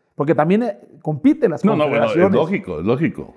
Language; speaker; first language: Spanish; native; Spanish